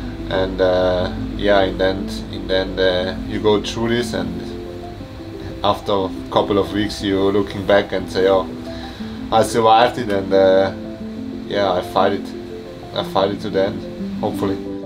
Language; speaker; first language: English; non-native, fluent; German